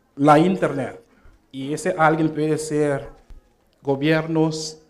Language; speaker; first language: Spanish; non-native, fluent; Papiamento